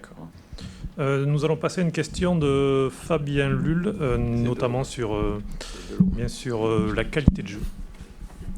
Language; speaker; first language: French; native; French